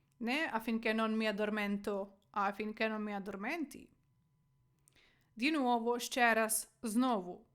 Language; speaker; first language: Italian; non-native, fluent; Ukrainian